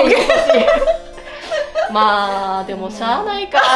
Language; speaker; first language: Japanese; native; Japanese